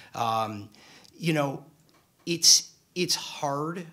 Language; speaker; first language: English; native; English